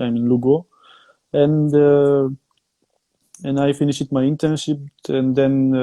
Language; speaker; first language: English; non-native, fluent; Turkish